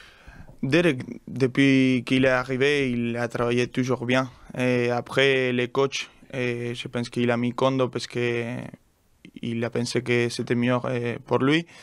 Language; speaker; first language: French; non-native, learner; Spanish